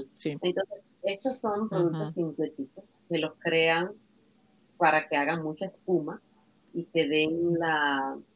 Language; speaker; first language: Spanish; native; Spanish